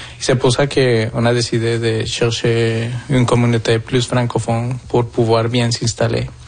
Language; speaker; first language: French; non-native, fluent; Spanish